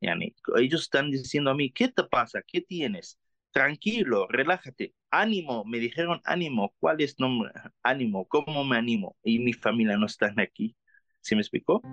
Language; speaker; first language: Spanish; non-native, learner; Arabic